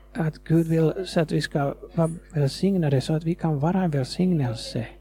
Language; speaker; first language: Swedish; non-native, fluent; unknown